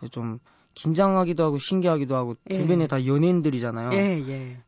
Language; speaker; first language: Korean; early bilingual, heritage; Korean